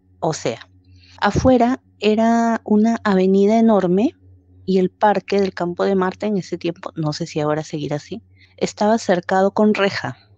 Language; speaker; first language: Spanish; native; Spanish